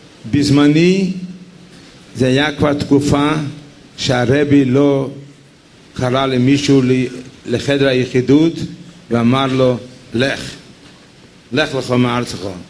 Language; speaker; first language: Hebrew; non-native, fluent; Yiddish